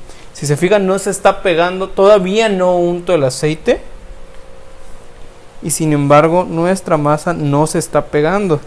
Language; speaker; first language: Spanish; native; Spanish